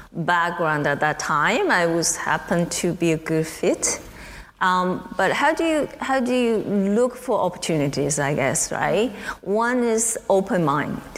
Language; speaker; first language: English; non-native, fluent; Chinese